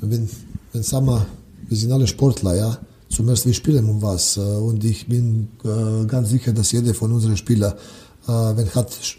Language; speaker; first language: German; non-native, learner; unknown